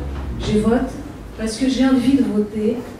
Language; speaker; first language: French; non-native, fluent; Portuguese